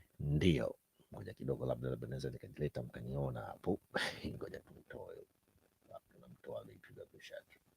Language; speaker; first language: Swahili; native; Swahili